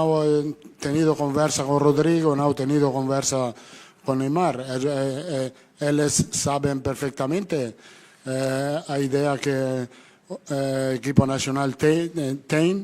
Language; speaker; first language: Portuguese; non-native, learner; Italian